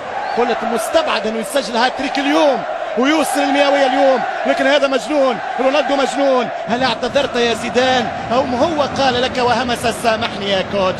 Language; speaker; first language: Arabic; native; Arabic